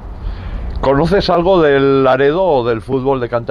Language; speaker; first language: Spanish; native; Spanish